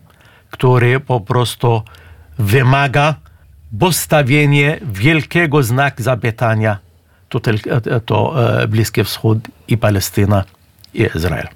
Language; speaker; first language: Polish; non-native, fluent; Arabic